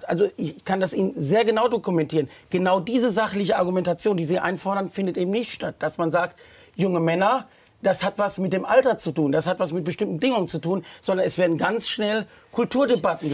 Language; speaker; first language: German; native; German